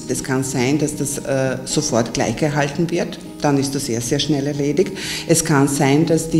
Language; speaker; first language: German; native; German